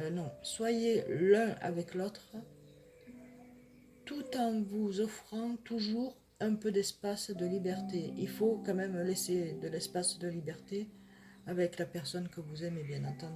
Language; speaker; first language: French; native; French